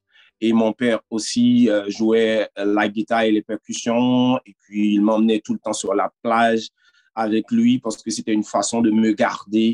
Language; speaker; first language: French; non-native, local second language; Haitian Creole